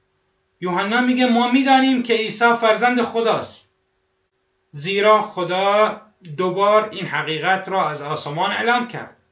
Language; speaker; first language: Persian; non-native, fluent; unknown